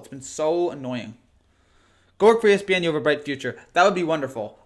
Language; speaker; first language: English; native; English